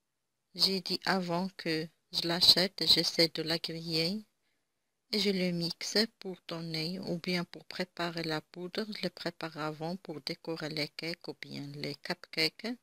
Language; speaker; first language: French; non-native, local second language; Arabic